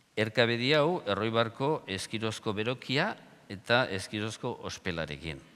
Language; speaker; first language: Basque; non-native, local second language; Spanish